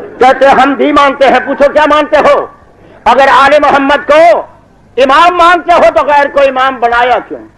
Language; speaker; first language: Urdu; native; Urdu